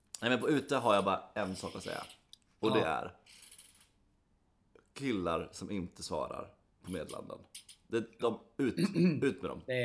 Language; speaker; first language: Swedish; native; Swedish